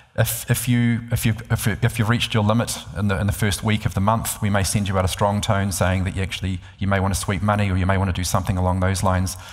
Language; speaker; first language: English; native; English